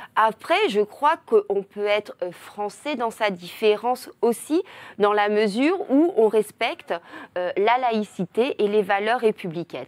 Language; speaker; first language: French; native; French